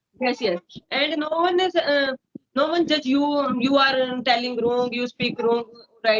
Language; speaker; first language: English; non-native, learner; Hindi